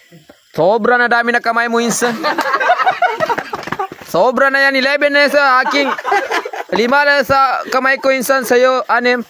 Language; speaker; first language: Filipino; non-native, local second language; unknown